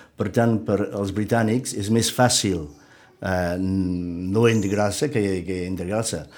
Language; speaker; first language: Catalan; non-native, fluent; English